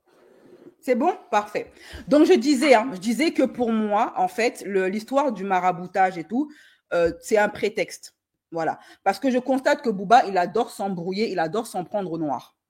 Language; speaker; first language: French; native; French